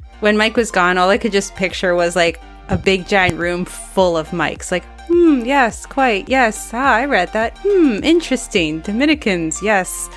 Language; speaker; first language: English; native; English